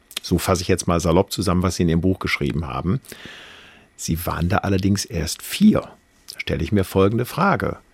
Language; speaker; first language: German; native; German